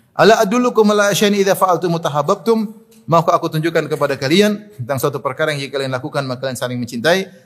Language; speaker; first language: Indonesian; native; Indonesian